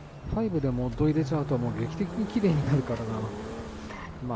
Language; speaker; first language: Japanese; native; Japanese